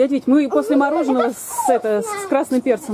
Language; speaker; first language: Russian; native; Russian